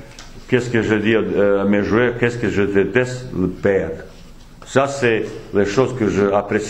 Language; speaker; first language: French; non-native, fluent; Bosnian